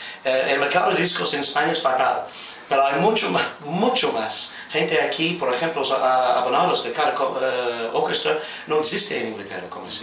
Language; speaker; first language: Spanish; non-native, fluent; English